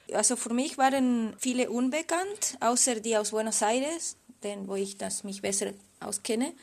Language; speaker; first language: German; non-native, fluent; Spanish